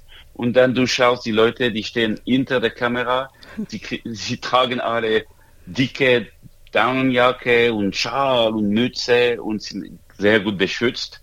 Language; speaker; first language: German; non-native, local second language; French